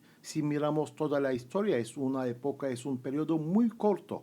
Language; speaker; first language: Spanish; non-native, fluent; Turkish